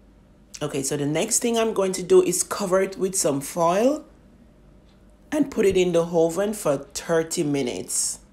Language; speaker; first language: English; native; English